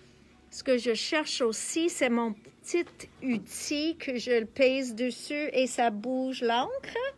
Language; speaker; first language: French; non-native, local second language; English